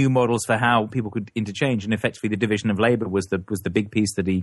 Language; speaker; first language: English; native; English